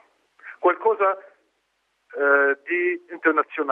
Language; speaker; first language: Italian; non-native, learner; Arabic